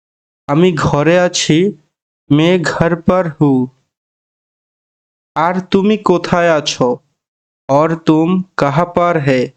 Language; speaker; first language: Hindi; non-native, fluent; Bangla